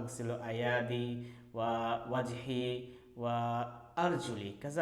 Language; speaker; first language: Arabic; non-native, fluent; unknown